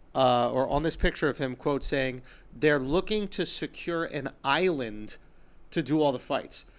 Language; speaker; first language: English; native; English